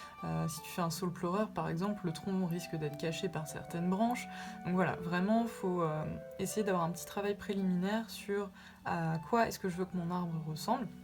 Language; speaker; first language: French; native; French